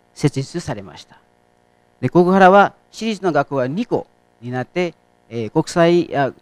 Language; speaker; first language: Japanese; non-native, fluent; Nepali